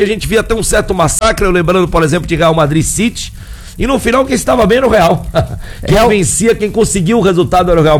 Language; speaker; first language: Portuguese; native; Portuguese